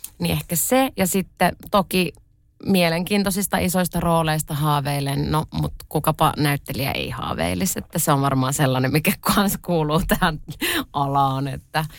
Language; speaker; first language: Finnish; early bilingual, other home language; Russian